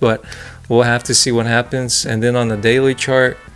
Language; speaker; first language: English; native; English